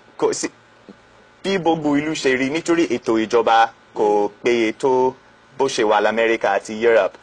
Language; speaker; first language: Yoruba; non-native, fluent; English